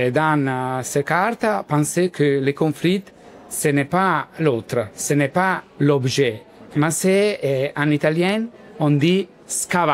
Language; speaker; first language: French; non-native, learner; Italian